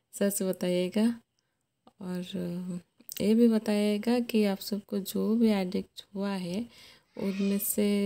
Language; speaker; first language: Hindi; native; Hindi